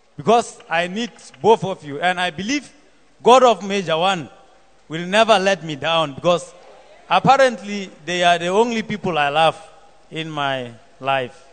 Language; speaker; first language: English; non-native, local second language; Southern Sotho